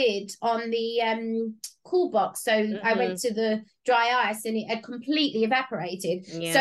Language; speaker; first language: English; native; English